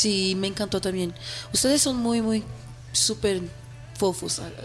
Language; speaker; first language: Spanish; non-native, fluent; Portuguese